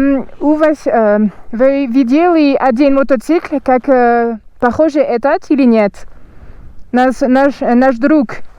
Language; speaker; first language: Russian; non-native, learner; French